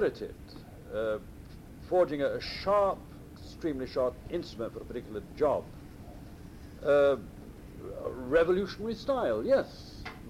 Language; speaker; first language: English; native; English